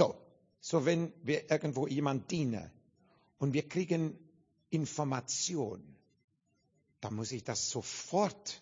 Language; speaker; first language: German; non-native, learner; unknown